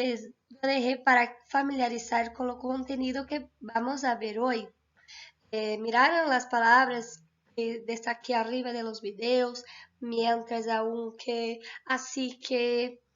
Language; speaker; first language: Spanish; non-native, fluent; Portuguese